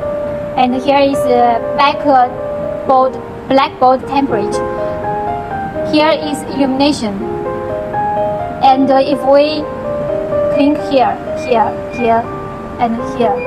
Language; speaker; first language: English; non-native, learner; Chinese